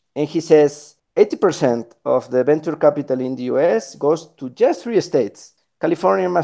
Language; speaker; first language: English; non-native, fluent; Spanish